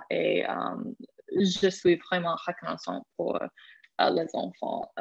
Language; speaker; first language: French; non-native, fluent; English